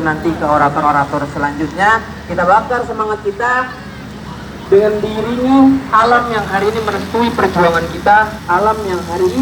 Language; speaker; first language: Indonesian; native; Indonesian